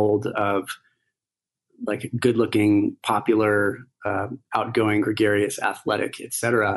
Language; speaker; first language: English; native; English